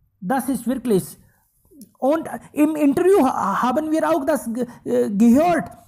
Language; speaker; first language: German; non-native, fluent; Hindi